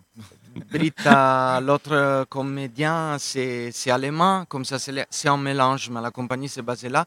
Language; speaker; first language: French; non-native, local second language; Italian